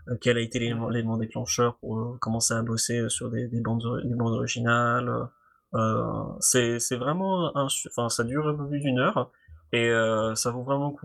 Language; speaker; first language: French; native; French